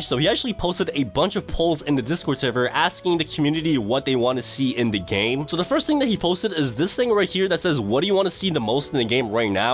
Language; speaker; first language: English; native; English